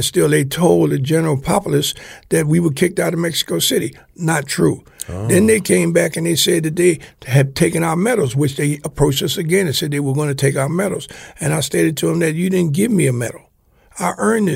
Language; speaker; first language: English; native; English